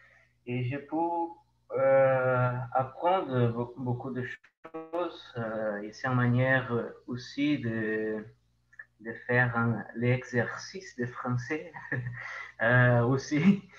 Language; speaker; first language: French; non-native, learner; Portuguese